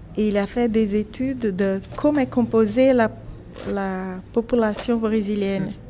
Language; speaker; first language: French; non-native, fluent; Portuguese